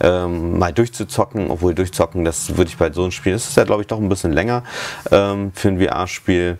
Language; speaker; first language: German; native; German